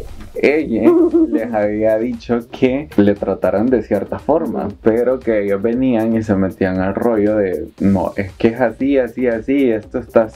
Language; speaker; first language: Spanish; native; Spanish